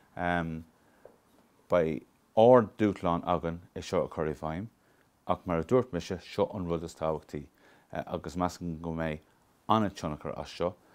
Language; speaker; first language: Irish; non-native, local second language; English